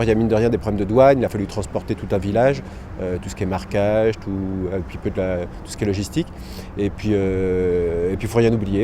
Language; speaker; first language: French; native; French